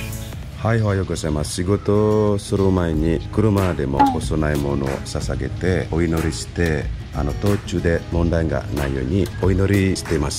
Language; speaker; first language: Japanese; non-native, fluent; Indonesian